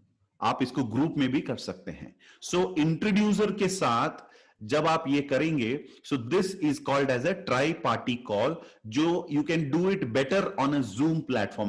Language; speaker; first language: Hindi; native; Hindi